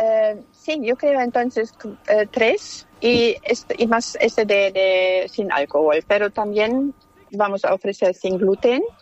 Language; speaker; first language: Spanish; non-native, fluent; German